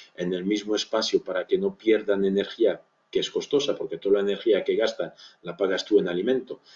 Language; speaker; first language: Spanish; early bilingual, other home language; French